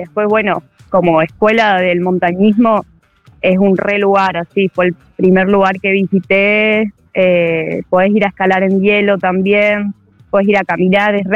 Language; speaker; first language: Spanish; native; Spanish